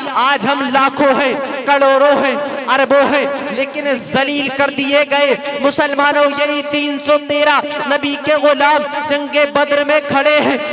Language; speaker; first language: Hindi; native; Hindi